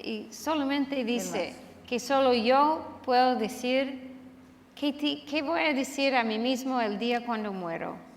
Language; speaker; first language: Spanish; non-native, fluent; English